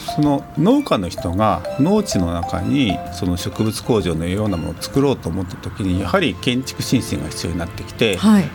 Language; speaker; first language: Japanese; native; Japanese